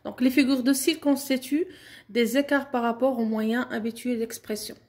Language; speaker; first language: French; non-native, local second language; Arabic